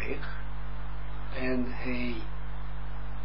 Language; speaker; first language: Dutch; non-native, fluent; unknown